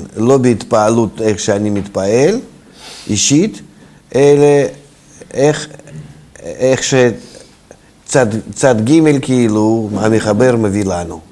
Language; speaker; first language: Hebrew; non-native, fluent; Russian